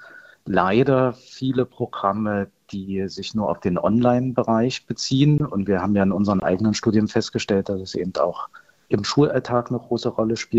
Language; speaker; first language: German; native; German